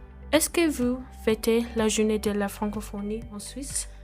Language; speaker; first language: French; non-native, learner; English